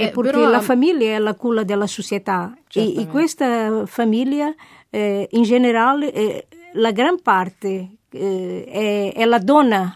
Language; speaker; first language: Italian; non-native, fluent; Portuguese